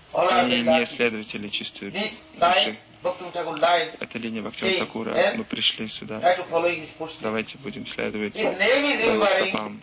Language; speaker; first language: Russian; non-native, learner; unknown